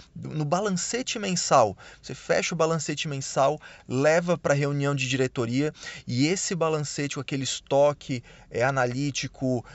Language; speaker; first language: Portuguese; native; Portuguese